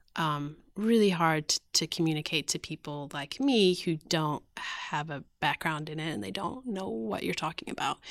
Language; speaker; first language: English; native; English